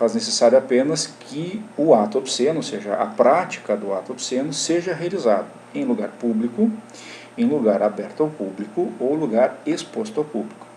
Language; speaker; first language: Portuguese; native; Portuguese